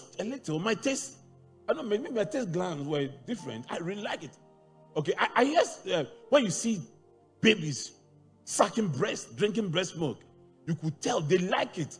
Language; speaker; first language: English; non-native, local second language; Akan